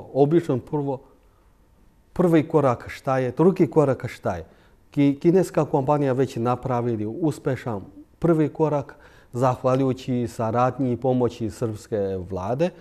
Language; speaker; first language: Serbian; non-native, fluent; Chinese